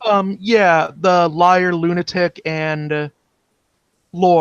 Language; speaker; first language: English; native; English